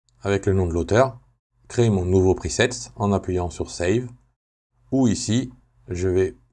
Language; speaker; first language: French; native; French